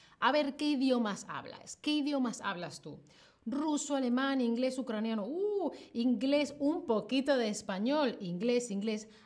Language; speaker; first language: Spanish; native; Spanish